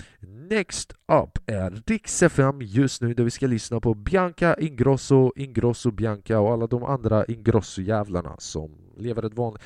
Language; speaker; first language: Swedish; early bilingual, other home language; Albanian